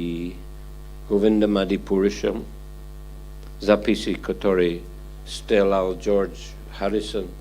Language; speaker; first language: Russian; non-native, fluent; English